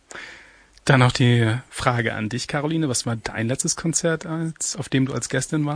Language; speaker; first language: German; native; German